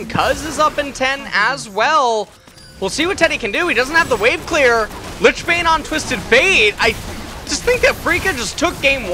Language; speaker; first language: English; native; English